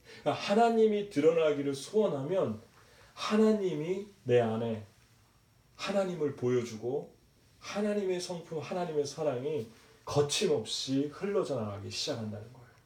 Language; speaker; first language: Korean; native; Korean